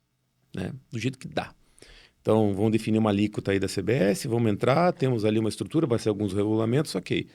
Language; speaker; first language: Portuguese; native; Portuguese